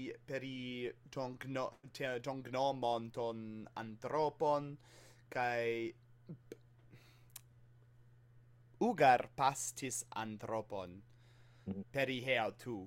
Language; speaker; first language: Greek; non-native, fluent; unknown